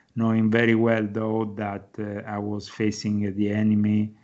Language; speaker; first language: English; non-native, fluent; Italian